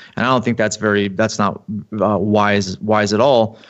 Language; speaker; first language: English; native; English